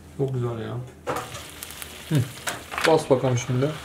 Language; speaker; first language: Turkish; native; Turkish